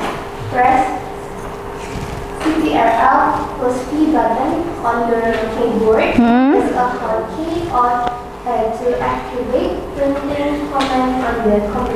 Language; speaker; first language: English; non-native, learner; Indonesian